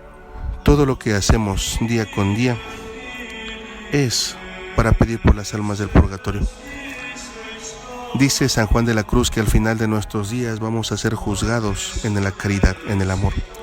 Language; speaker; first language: Spanish; native; Spanish